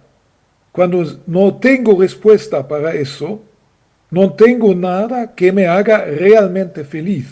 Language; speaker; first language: Spanish; non-native, fluent; German